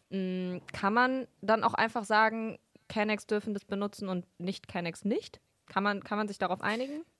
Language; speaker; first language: German; native; German